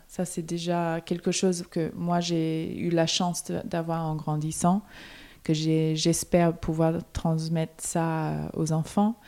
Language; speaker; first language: French; non-native, fluent; English